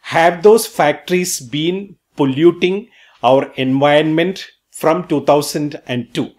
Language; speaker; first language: English; non-native, local second language; Malayalam